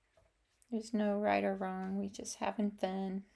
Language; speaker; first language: English; native; English